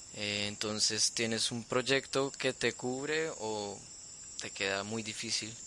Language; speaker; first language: Spanish; native; Spanish